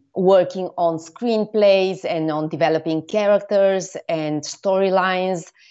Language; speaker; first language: English; non-native, fluent; Bulgarian